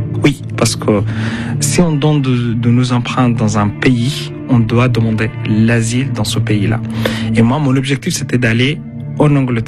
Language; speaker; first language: French; non-native, fluent; Arabic